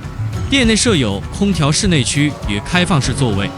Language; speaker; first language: Chinese; native; Chinese